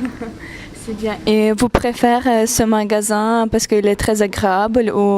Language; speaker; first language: French; non-native, learner; Chinese